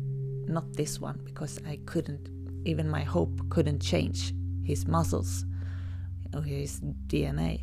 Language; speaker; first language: English; non-native, fluent; Swedish